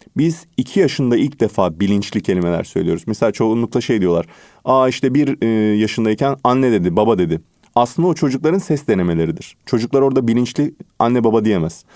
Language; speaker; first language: Turkish; native; Turkish